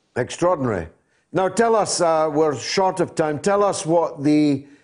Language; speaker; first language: English; native; English